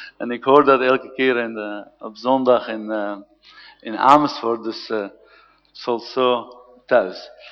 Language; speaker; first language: Dutch; non-native, fluent; Arabic